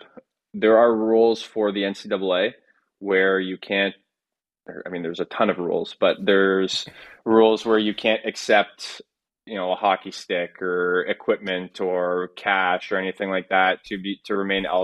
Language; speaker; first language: English; native; English